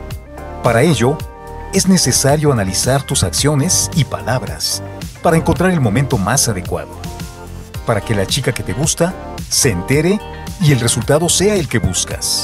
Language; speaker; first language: Spanish; native; Spanish